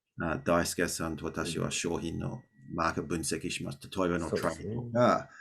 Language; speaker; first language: Japanese; non-native, learner; English